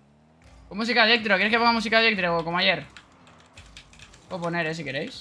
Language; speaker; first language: Spanish; native; Spanish